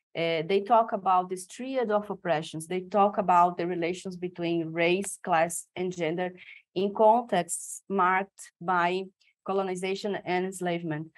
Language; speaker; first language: English; non-native, fluent; Portuguese